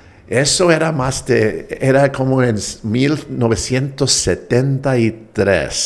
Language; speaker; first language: Spanish; non-native, fluent; English